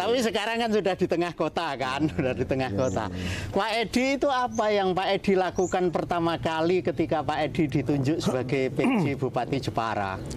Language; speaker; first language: Indonesian; native; Indonesian